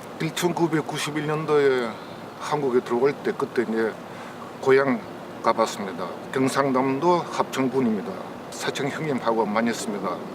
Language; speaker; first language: Korean; early bilingual, heritage; Russian